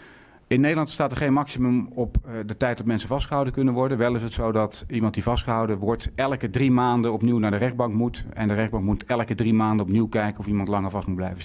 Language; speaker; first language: Dutch; native; Dutch